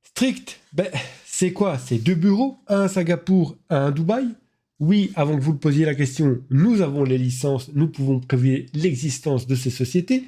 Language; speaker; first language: French; native; French